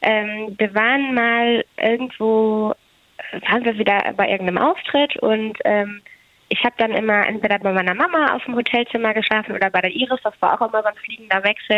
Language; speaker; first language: German; native; German